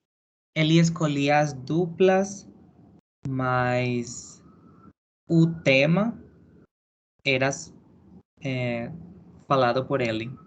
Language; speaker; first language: Portuguese; non-native, learner; Spanish